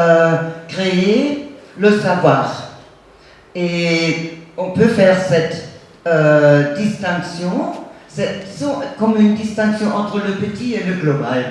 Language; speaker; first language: French; non-native, fluent; German